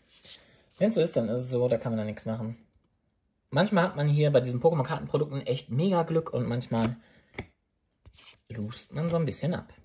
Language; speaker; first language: German; native; German